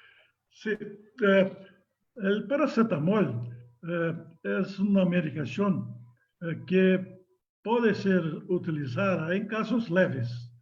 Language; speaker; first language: Spanish; non-native, learner; Portuguese